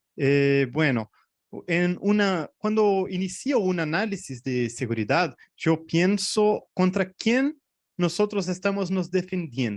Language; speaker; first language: Spanish; non-native, fluent; Portuguese